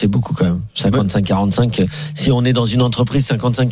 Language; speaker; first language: French; native; French